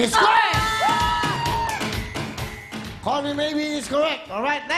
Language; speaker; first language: English; non-native, local second language; Filipino